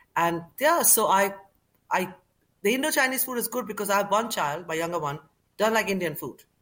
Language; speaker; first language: English; non-native, local second language; Urdu